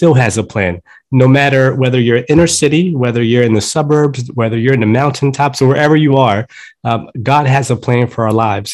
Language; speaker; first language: English; early bilingual, other home language; Spanish